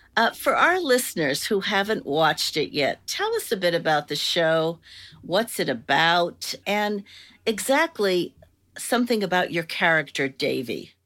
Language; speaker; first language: English; native; English